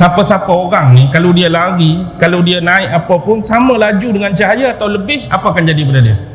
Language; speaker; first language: Malay; native; Malay